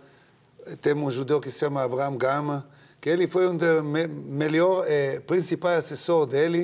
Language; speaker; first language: Portuguese; non-native, learner; Hebrew